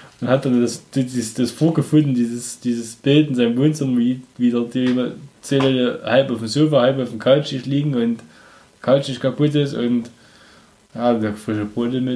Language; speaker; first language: German; native; German